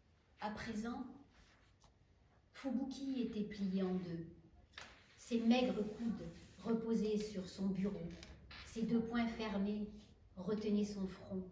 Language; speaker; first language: French; native; French